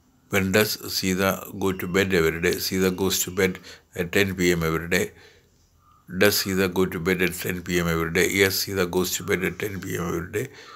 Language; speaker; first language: English; non-native, local second language; Malayalam